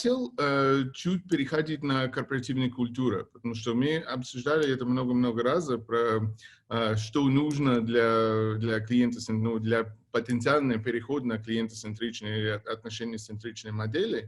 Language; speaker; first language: Russian; non-native, fluent; English